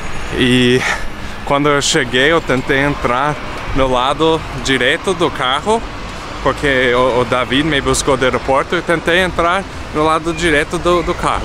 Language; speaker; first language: Portuguese; non-native, fluent; English